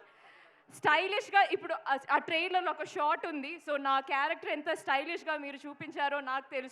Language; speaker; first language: Telugu; non-native, learner; Malayalam